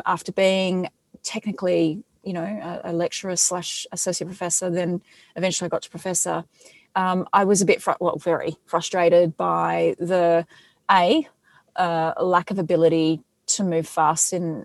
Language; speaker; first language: English; native; English